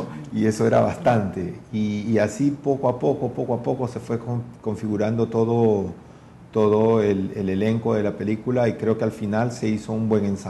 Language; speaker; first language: Spanish; native; Spanish